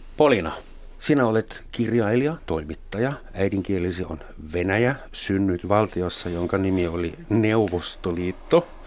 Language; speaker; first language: Finnish; non-native, fluent; German